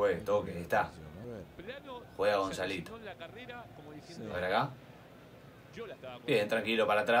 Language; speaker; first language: Spanish; native; Spanish